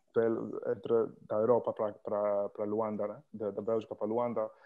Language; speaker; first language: Portuguese; early bilingual, heritage; Portuguese